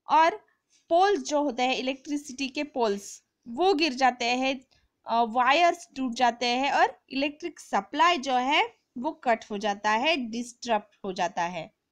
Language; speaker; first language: Hindi; non-native, local second language; Marathi